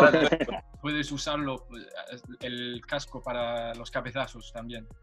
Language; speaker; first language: Spanish; non-native, learner; English